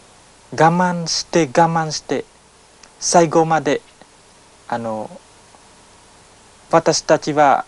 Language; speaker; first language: Japanese; non-native, learner; Khmer